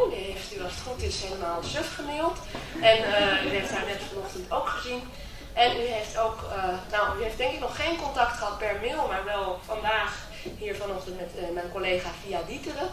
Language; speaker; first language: Dutch; native; Dutch